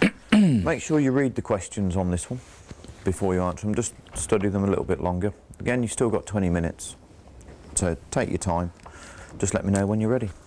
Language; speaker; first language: English; native; English